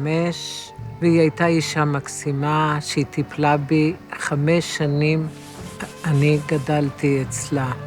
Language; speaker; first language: Hebrew; early bilingual, other home language; Romany